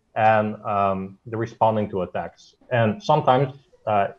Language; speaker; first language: English; non-native, fluent; Dutch